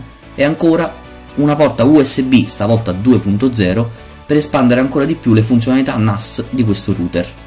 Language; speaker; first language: Italian; native; Italian